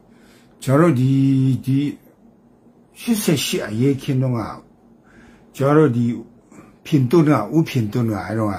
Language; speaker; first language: Burmese; non-native, local second language; Kachin